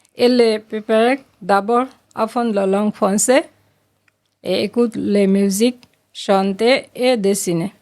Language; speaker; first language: French; non-native, learner; Bangla